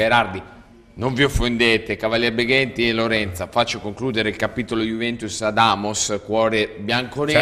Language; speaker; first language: Italian; native; Italian